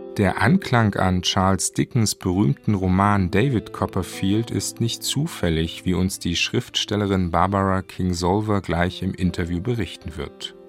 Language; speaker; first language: German; native; German